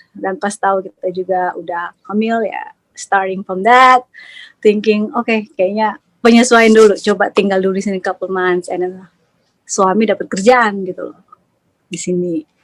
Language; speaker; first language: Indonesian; native; Indonesian